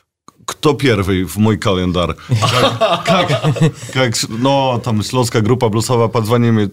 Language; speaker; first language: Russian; non-native, learner; Polish